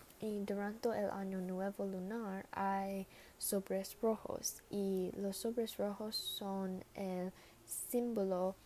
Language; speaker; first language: Spanish; non-native, learner; English